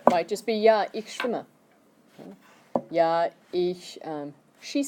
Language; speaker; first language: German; non-native, fluent; English